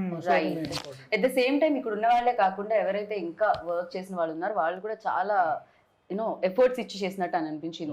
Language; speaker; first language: Telugu; native; Telugu